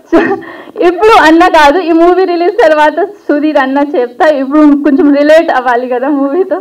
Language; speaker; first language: Telugu; non-native, learner; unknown